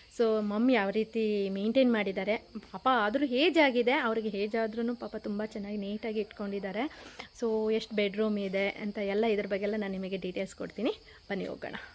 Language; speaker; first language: Kannada; non-native, local second language; Kodava